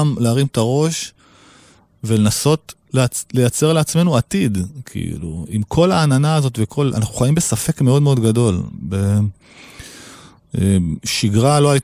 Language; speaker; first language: Hebrew; native; Hebrew